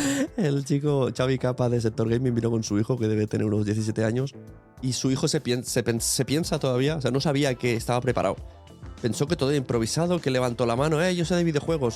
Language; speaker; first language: Spanish; native; Spanish